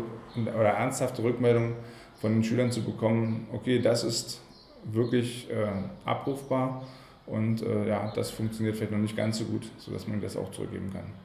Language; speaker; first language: German; native; German